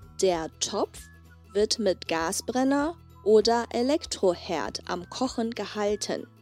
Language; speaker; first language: German; non-native, fluent; Chinese